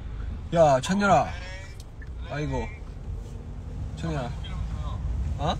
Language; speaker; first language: Korean; non-native, fluent; Chinese